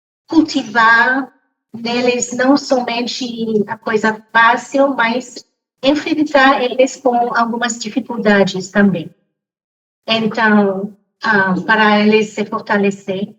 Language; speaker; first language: Portuguese; non-native, fluent; English